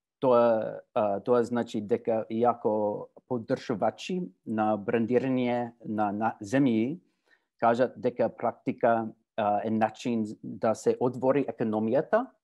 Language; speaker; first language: Macedonian; non-native, fluent; English